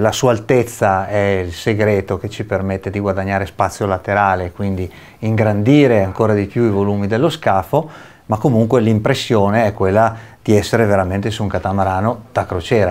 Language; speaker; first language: Italian; native; Italian